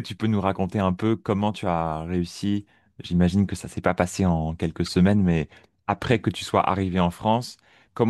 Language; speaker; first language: French; native; French